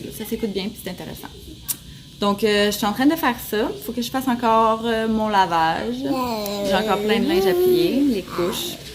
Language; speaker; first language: French; native; French